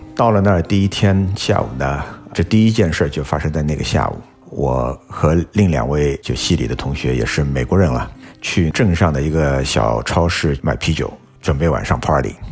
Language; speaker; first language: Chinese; native; Chinese